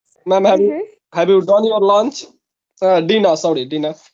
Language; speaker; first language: English; non-native, local second language; Hindi